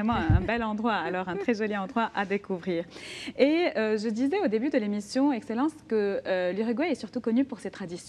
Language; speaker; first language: French; non-native, local second language; Arabic